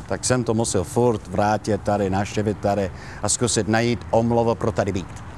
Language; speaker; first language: Czech; non-native, learner; Italian